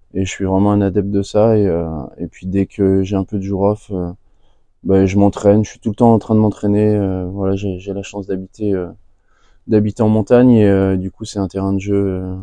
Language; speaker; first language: French; native; French